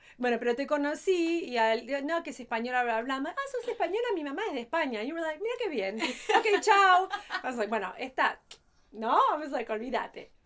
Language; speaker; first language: Spanish; early bilingual, heritage; Spanish